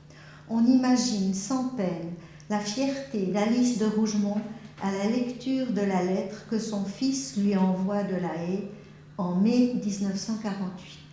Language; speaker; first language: French; native; French